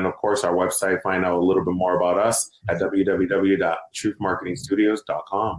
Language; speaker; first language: English; native; English